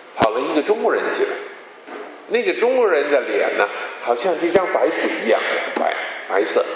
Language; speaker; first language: Chinese; non-native, local second language; Cantonese